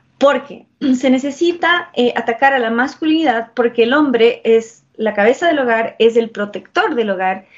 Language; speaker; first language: Spanish; early bilingual, heritage; English